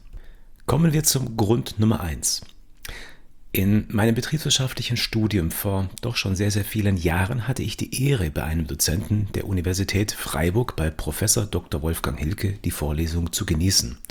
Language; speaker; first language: German; native; German